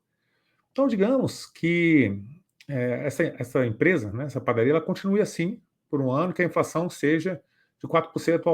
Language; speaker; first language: Portuguese; native; Portuguese